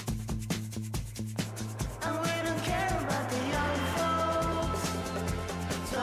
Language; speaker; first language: English; native; English